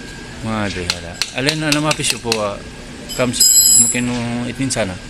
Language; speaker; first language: Arabic; non-native, learner; Filipino